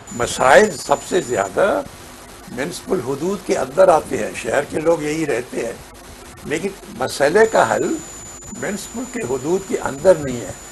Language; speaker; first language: Urdu; non-native, local second language; Sindhi